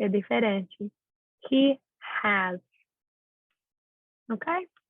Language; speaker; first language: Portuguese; non-native, learner; English